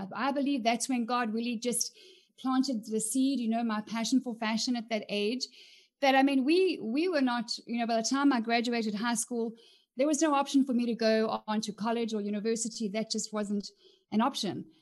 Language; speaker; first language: English; native; English